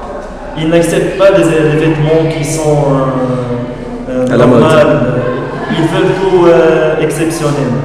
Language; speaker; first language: French; non-native, local second language; Arabic